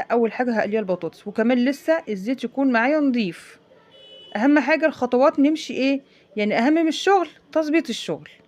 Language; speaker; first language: Arabic; native; Arabic